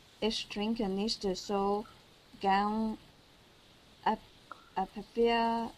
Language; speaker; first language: German; non-native, learner; Chinese